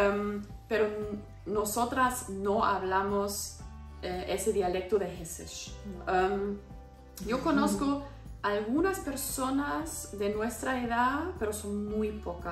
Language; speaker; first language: Spanish; non-native, fluent; German